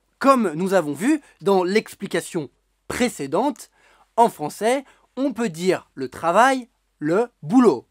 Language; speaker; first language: French; native; French